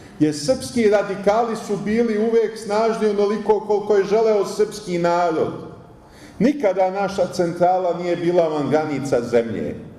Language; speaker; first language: Bosnian; native; Bosnian